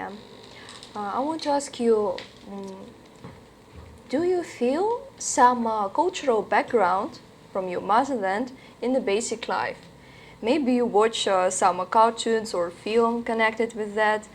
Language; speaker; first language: English; non-native, learner; Russian